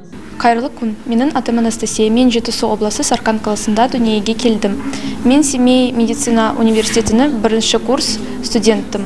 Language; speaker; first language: Kazakh; non-native, local second language; Russian